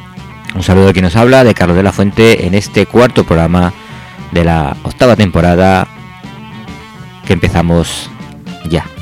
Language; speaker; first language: Spanish; native; Spanish